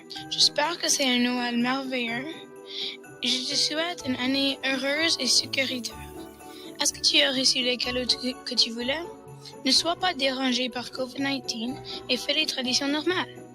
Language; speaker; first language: French; non-native, local second language; English